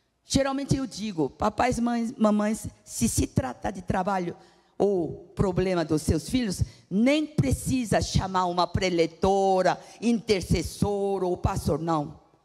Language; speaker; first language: Portuguese; non-native, fluent; Korean